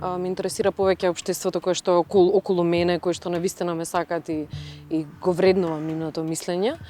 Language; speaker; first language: Macedonian; early bilingual, other home language; Russian